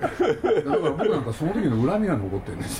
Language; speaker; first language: Japanese; native; Japanese